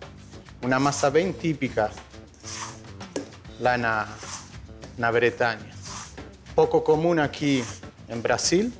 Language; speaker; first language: Portuguese; non-native, fluent; Spanish